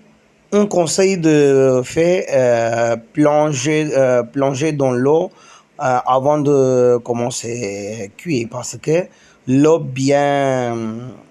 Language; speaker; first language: French; non-native, learner; Tamil